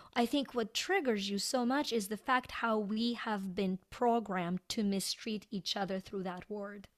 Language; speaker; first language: English; non-native, fluent; Ukrainian